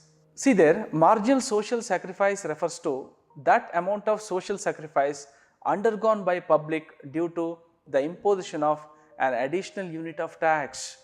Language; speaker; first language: English; non-native, local second language; Kannada